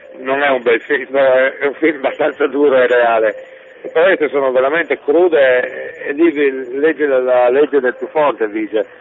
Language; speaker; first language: Italian; native; Italian